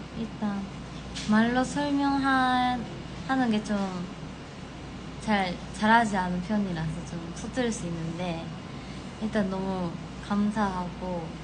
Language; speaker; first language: Korean; non-native, fluent; Japanese